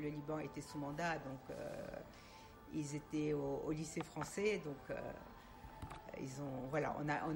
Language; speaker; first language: French; non-native, local second language; Armenian